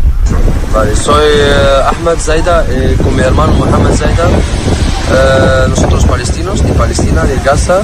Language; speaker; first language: Spanish; non-native, learner; Arabic